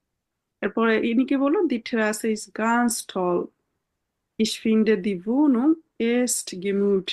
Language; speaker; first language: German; non-native, fluent; Bangla